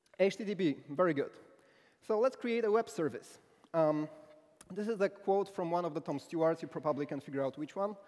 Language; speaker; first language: English; non-native, fluent; Polish